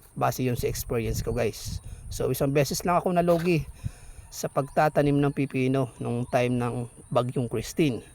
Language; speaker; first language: Filipino; native; Filipino